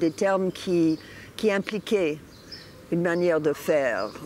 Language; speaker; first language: French; non-native, fluent; English